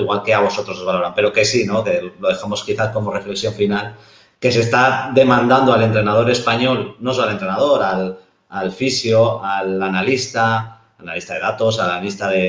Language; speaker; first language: Spanish; native; Spanish